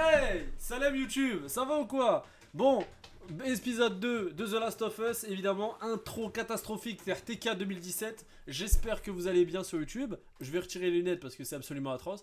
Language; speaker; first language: French; native; French